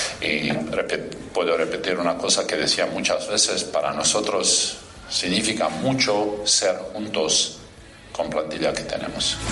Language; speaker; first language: Spanish; non-native, fluent; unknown